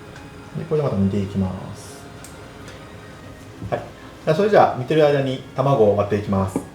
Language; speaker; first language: Japanese; native; Japanese